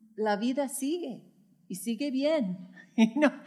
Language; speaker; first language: Spanish; non-native, fluent; English